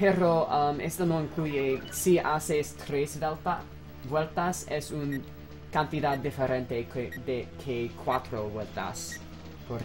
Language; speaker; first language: Spanish; non-native, learner; English